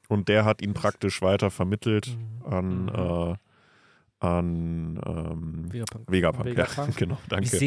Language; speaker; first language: German; native; German